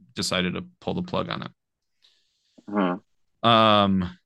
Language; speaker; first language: English; native; English